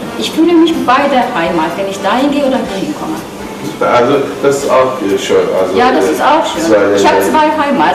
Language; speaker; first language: German; non-native, learner; Turkish